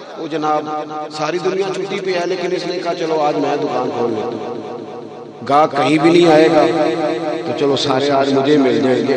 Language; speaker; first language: Urdu; non-native, local second language; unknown